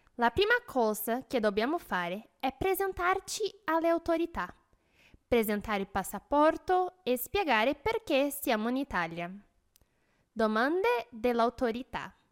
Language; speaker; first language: Italian; non-native, fluent; Portuguese